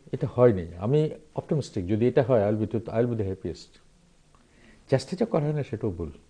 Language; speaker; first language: Bangla; native; Bangla